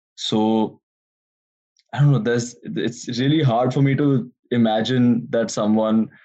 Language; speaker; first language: English; non-native, local second language; Hindi